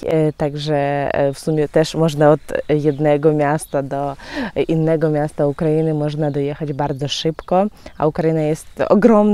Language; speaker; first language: Polish; non-native, fluent; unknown